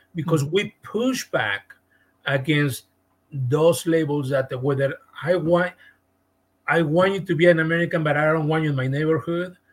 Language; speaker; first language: English; non-native, fluent; Spanish